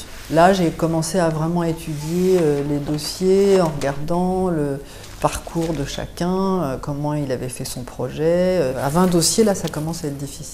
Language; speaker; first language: French; native; French